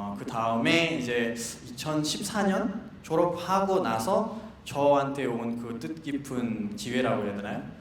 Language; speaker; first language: Korean; non-native, fluent; Nepali